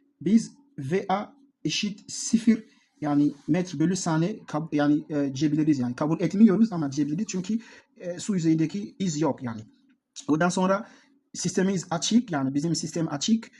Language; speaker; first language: Turkish; non-native, learner; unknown